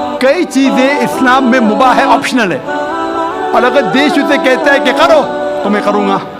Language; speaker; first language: Hindi; non-native, local second language; Konkani